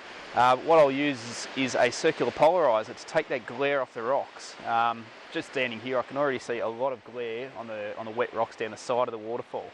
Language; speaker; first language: English; native; English